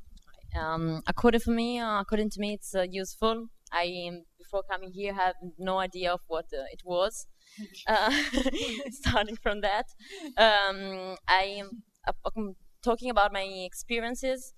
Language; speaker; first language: English; non-native, fluent; Italian